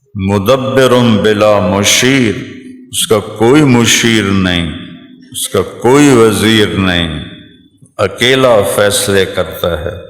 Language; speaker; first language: Urdu; non-native, local second language; Punjabi